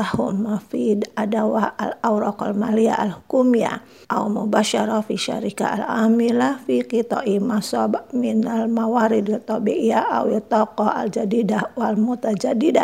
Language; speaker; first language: Arabic; non-native, fluent; Indonesian